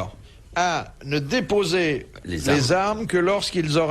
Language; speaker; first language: French; native; French